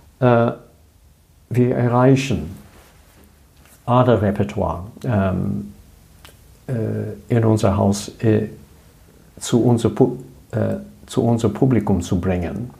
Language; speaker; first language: German; non-native, learner; English